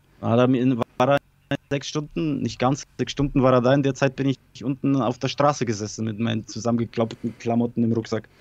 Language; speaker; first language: German; early bilingual, other home language; Polish